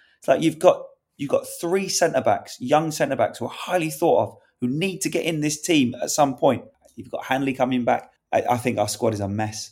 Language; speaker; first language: English; native; English